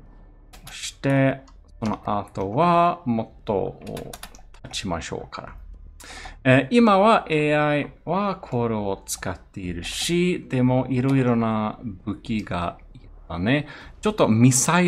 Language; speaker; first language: Japanese; non-native, learner; Swedish